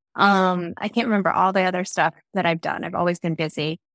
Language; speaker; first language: English; early bilingual, other home language; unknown